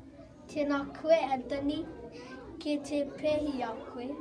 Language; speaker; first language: Māori; non-native, learner; English